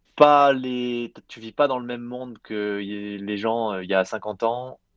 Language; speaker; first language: French; native; French